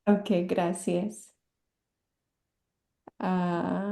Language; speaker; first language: Spanish; non-native, fluent; English